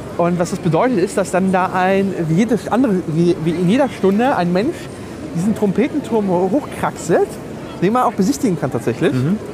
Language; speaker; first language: German; native; German